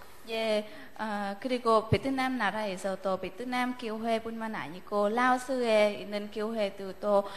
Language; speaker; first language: Korean; non-native, learner; Vietnamese